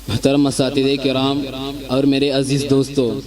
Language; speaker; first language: Hindi; non-native, local second language; Malayalam